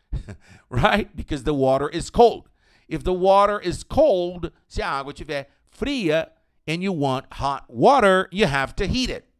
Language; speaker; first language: English; non-native, fluent; Portuguese